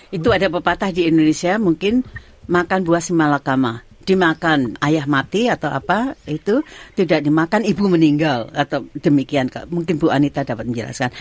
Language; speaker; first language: Indonesian; non-native, local second language; Javanese